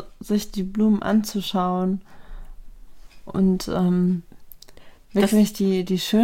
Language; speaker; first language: German; native; German